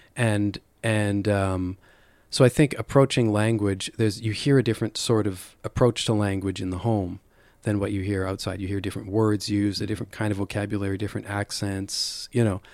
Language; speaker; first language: English; native; English